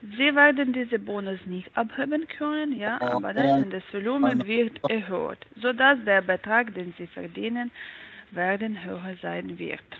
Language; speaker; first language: German; non-native, learner; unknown